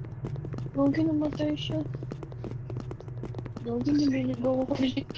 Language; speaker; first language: Filipino; native; Filipino